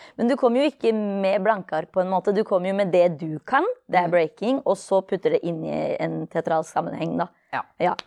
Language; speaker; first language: Norwegian; early bilingual, other home language; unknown